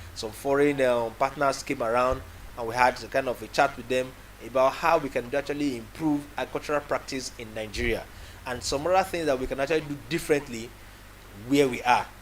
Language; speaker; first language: English; non-native, local second language; Yoruba